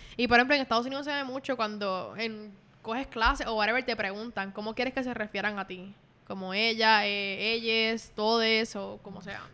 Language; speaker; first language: Spanish; native; Spanish